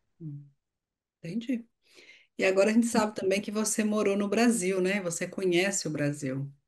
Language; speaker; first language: Portuguese; native; Portuguese